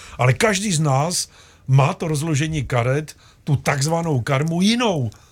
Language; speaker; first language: Czech; native; Czech